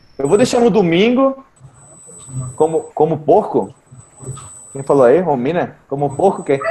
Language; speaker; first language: Portuguese; native; Portuguese